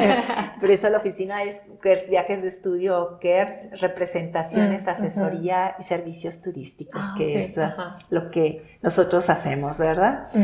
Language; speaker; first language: Spanish; non-native, local second language; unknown